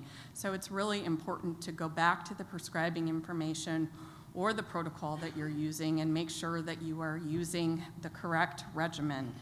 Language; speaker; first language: English; native; English